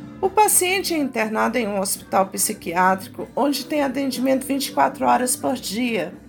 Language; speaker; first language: Portuguese; native; Portuguese